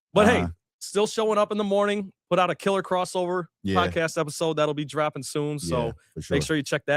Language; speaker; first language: English; native; English